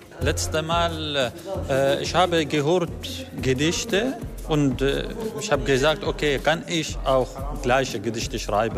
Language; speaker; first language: German; non-native, learner; Arabic